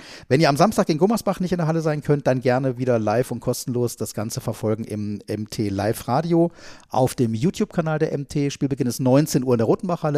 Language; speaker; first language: German; native; German